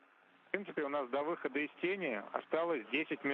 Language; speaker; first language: Russian; native; Russian